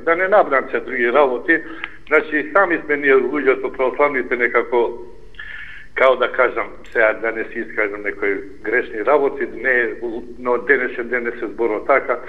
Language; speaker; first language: Macedonian; native; Macedonian